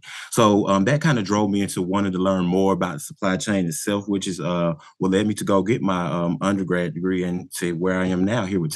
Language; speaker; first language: English; native; English